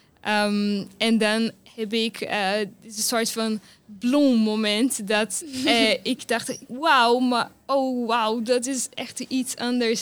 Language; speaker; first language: Dutch; non-native, learner; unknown